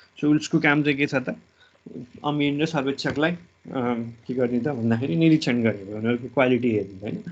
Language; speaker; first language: Nepali; native; Nepali